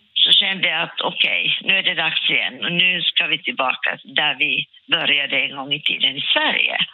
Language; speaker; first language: Swedish; non-native, local second language; Finnish